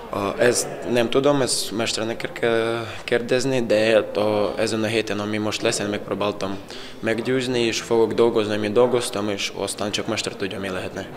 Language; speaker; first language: Hungarian; non-native, learner; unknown